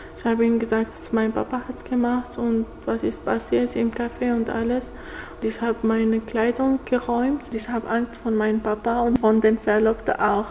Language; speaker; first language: German; non-native, learner; Arabic